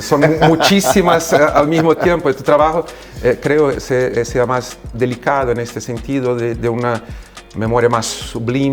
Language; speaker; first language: Spanish; non-native, fluent; Portuguese